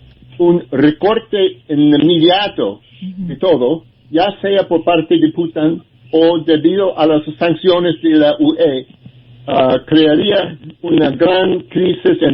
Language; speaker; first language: Spanish; non-native, learner; English